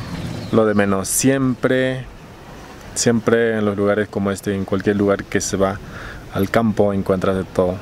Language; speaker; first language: Spanish; native; Spanish